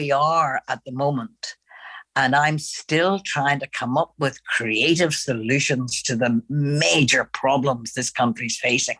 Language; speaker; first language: English; native; English